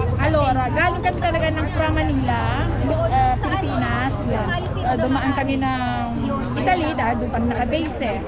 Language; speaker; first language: Filipino; non-native, local second language; Hiligaynon